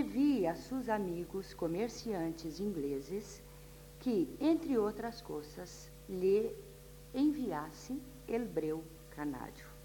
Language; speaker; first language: Spanish; non-native, fluent; Portuguese